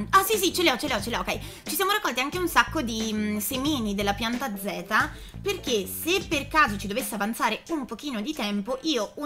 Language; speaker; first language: Italian; native; Italian